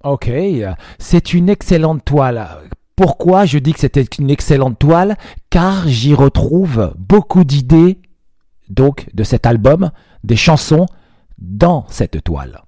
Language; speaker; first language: French; native; French